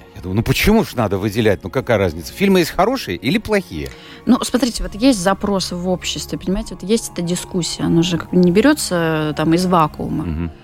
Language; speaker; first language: Russian; native; Russian